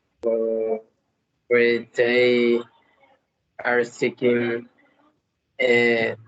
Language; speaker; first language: English; non-native, learner; Spanish